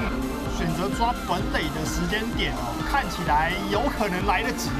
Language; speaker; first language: Chinese; native; Chinese